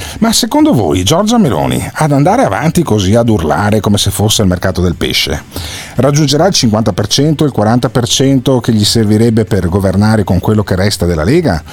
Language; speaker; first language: Italian; native; Italian